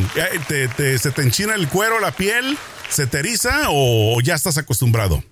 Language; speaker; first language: Spanish; native; Spanish